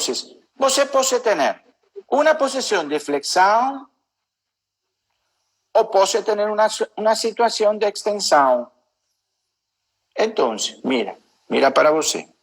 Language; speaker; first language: Portuguese; non-native, learner; Spanish